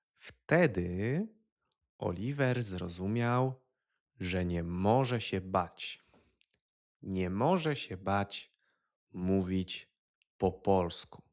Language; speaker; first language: Polish; native; Polish